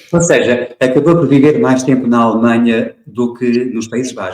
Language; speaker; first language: Portuguese; native; Portuguese